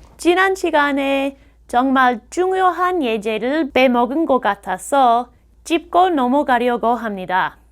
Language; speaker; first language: Korean; non-native, fluent; English